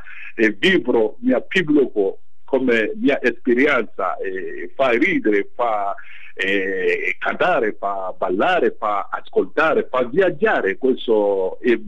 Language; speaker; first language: Italian; non-native, fluent; Bambara